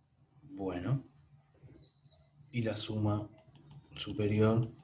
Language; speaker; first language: Spanish; native; Spanish